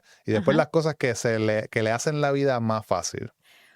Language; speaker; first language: Spanish; native; Spanish